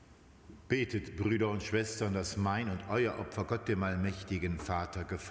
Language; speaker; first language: German; native; German